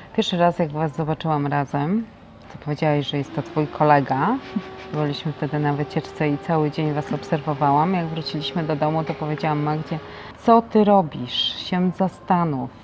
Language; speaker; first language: Polish; native; Polish